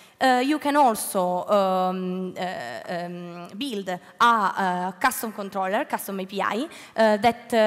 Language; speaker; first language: English; non-native, learner; Italian